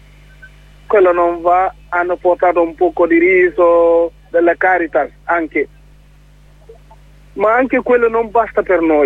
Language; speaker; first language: Italian; non-native, learner; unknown